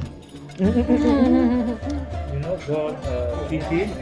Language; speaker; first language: English; non-native, learner; Armenian